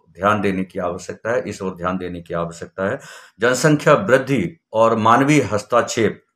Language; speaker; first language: Hindi; native; Hindi